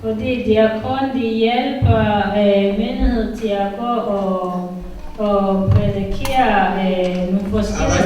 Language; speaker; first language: Danish; non-native, learner; Kinyarwanda